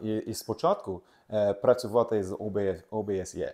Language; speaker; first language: Ukrainian; non-native, learner; English